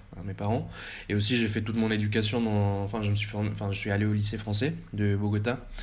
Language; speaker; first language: French; early bilingual, heritage; Spanish